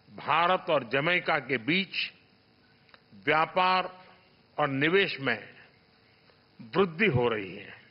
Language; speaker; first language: Hindi; non-native, local second language; Gujarati